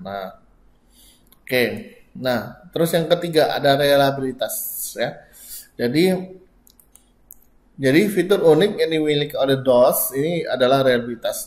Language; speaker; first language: Indonesian; native; Indonesian